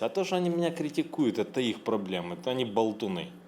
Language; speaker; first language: Russian; native; Russian